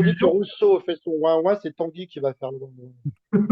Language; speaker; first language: French; native; French